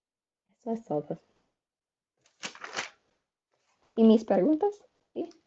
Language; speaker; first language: Spanish; non-native, learner; English